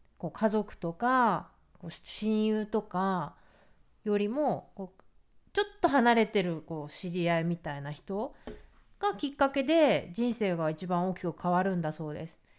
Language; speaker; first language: Japanese; native; Japanese